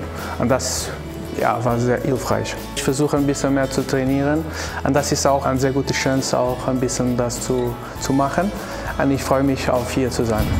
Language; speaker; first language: German; non-native, learner; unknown